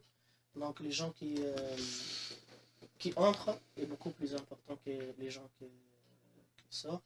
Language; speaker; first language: French; non-native, local second language; Arabic